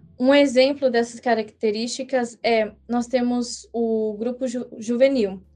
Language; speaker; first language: Portuguese; early bilingual, heritage; English